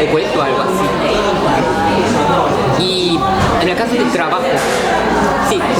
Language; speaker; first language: Spanish; non-native, fluent; Korean